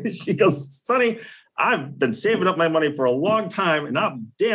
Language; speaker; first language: English; native; English